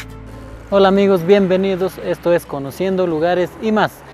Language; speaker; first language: Spanish; native; Spanish